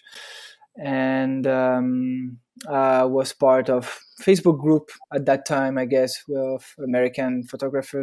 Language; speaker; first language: English; non-native, fluent; French